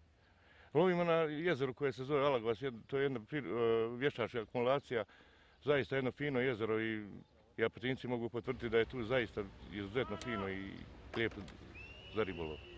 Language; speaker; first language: Bosnian; native; Bosnian